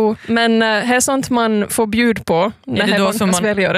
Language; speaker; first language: Swedish; native; Swedish